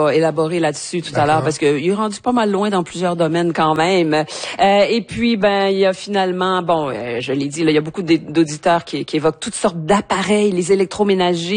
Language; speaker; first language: French; native; French